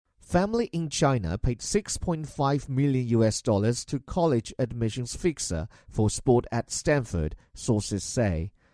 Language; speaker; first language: English; non-native, fluent; Chinese